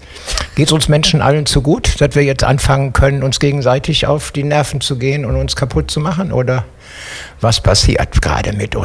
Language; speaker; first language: German; native; German